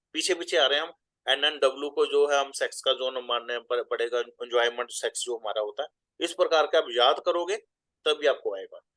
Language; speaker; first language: Hindi; non-native, local second language; Punjabi